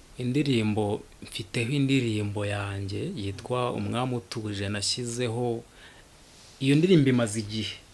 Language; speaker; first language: Kinyarwanda; early bilingual, heritage; Kinyarwanda